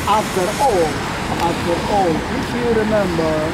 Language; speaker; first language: English; non-native, learner; Amharic